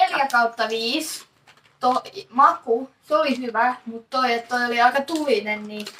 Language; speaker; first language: Finnish; non-native, learner; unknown